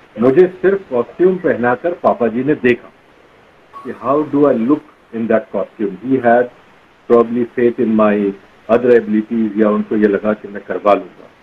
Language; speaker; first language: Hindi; native; Hindi